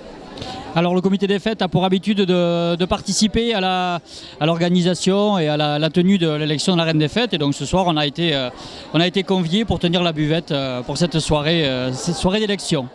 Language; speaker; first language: French; native; French